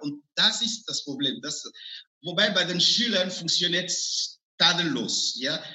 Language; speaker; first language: German; non-native, fluent; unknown